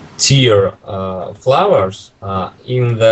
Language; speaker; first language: English; non-native, learner; Russian